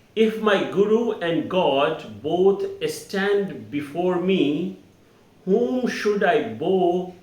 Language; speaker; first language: English; non-native, local second language; Hindi